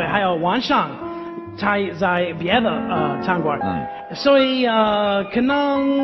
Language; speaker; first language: Chinese; non-native, learner; English